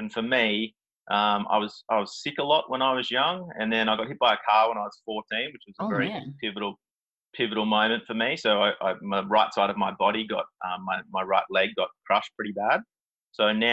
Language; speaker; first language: English; native; English